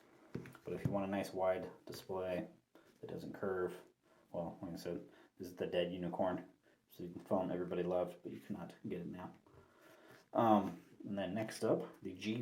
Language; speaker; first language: English; native; English